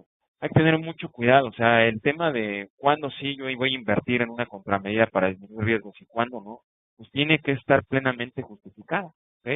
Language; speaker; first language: Spanish; native; Spanish